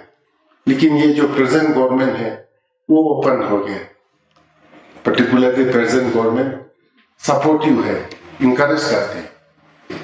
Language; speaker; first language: Hindi; non-native, local second language; Ladakhi